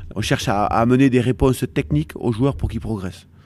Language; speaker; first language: French; native; French